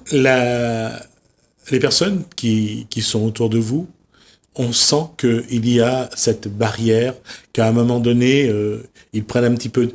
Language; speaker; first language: French; native; French